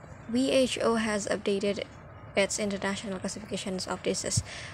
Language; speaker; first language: English; non-native, fluent; Indonesian